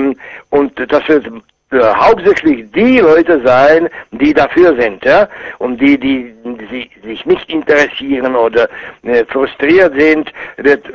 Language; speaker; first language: German; non-native, fluent; Czech